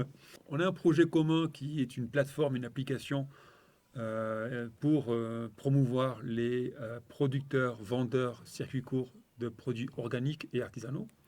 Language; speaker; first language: French; native; French